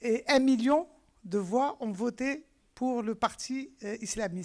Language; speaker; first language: French; non-native, local second language; Arabic